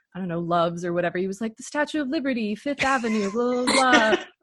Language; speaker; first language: English; native; English